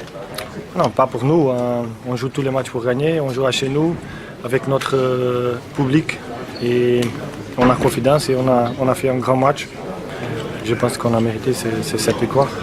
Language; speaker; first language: French; non-native, fluent; Portuguese